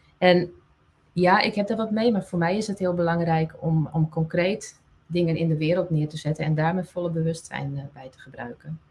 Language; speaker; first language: Dutch; non-native, local second language; Western Frisian